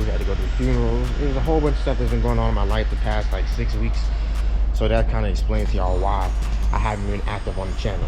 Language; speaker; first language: English; native; English